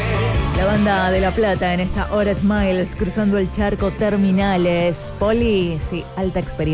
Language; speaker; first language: Spanish; native; Spanish